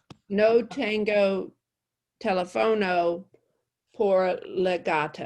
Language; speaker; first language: Spanish; non-native, learner; English